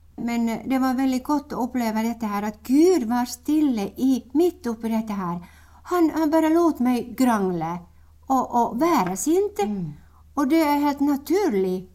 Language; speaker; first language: Norwegian; non-native, fluent; Finnish